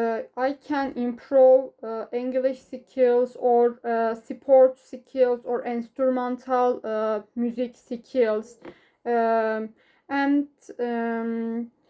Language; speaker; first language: English; non-native, learner; Turkish